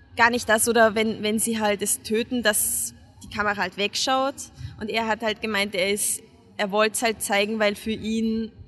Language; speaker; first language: German; non-native, fluent; Hungarian